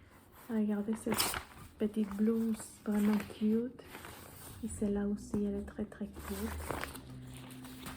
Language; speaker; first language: French; non-native, fluent; Spanish